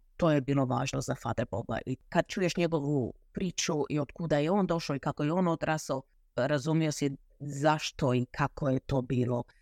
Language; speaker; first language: Croatian; early bilingual, heritage; Croatian